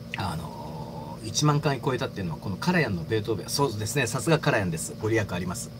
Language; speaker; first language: Japanese; native; Japanese